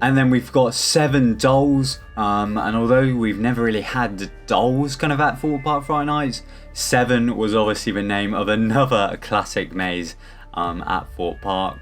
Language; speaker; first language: English; native; English